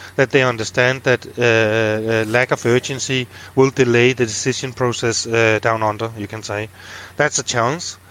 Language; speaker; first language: English; non-native, fluent; Danish